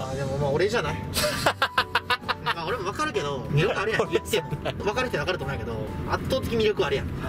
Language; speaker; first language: Japanese; native; Japanese